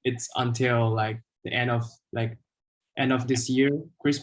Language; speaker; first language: English; non-native, fluent; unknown